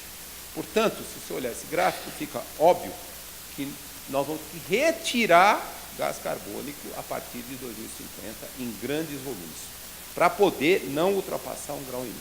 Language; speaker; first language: Portuguese; native; Portuguese